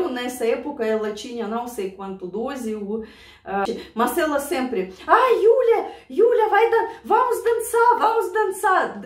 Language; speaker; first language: Portuguese; non-native, learner; Russian